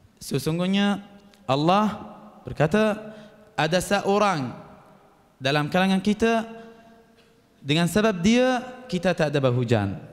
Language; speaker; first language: Malay; non-native, fluent; Arabic